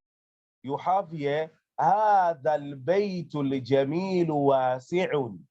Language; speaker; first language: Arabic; non-native, fluent; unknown